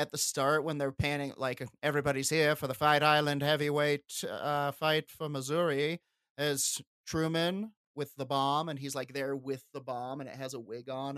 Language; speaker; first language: English; native; English